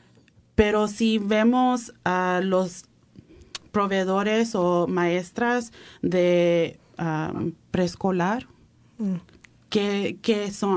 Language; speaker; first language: Spanish; early bilingual, heritage; Spanish